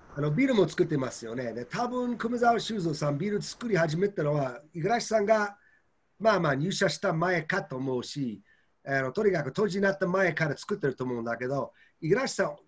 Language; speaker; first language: Japanese; non-native, fluent; English